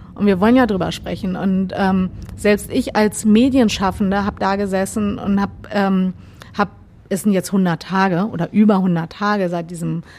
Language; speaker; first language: German; native; German